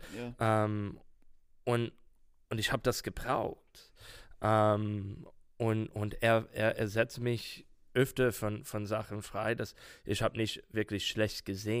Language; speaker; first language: German; non-native, learner; English